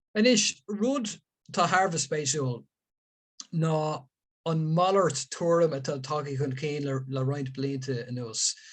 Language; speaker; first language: Irish; non-native, local second language; English